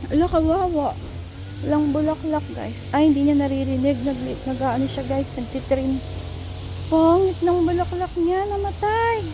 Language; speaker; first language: Filipino; non-native, local second language; Cebuano